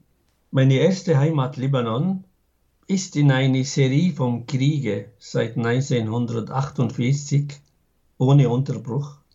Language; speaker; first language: German; non-native, fluent; Arabic